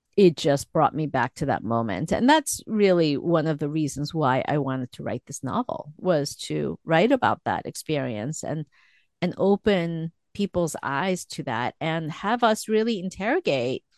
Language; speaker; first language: English; early bilingual, other home language; Korean